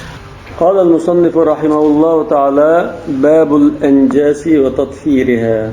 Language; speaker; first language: Arabic; non-native, fluent; Uzbek